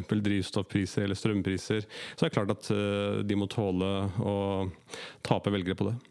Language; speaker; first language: Norwegian; early bilingual, other home language; Urdu